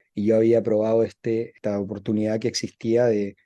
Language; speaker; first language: Spanish; native; Spanish